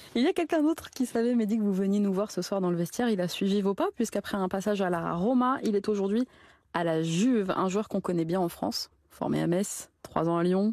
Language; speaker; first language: French; native; French